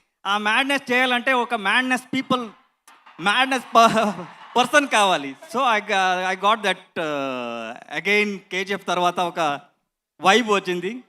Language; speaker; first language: Telugu; non-native, learner; Kannada